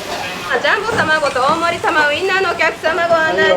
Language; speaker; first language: Japanese; native; Japanese